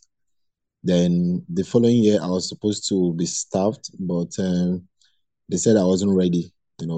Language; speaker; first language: English; non-native, local second language; Igbo